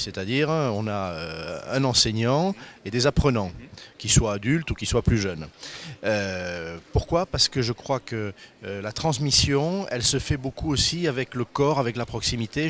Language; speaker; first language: French; native; French